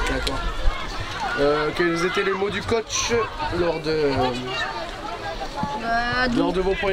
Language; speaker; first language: French; native; French